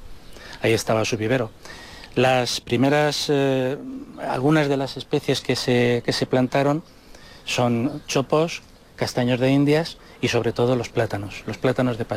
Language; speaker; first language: Spanish; native; Spanish